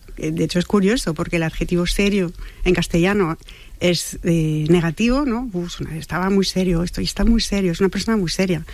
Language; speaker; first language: Spanish; non-native, fluent; French